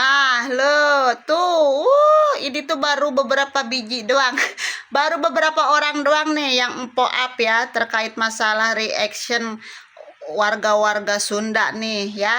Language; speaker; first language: Indonesian; native; Indonesian